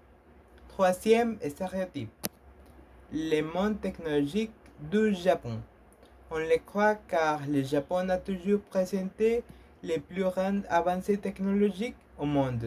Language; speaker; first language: French; non-native, learner; Spanish